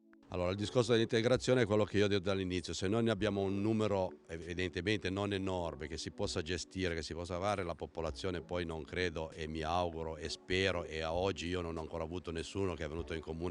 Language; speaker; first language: Italian; native; Italian